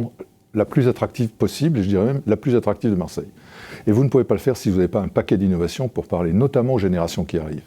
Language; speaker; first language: French; native; French